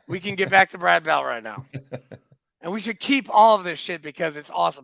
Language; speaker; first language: English; native; English